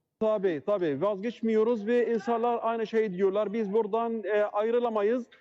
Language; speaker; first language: Turkish; non-native, learner; Arabic